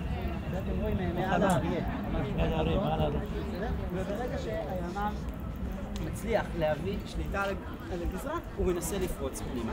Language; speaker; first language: Hebrew; native; Hebrew